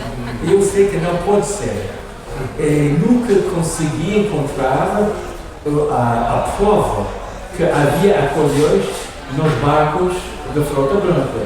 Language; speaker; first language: Portuguese; non-native, learner; English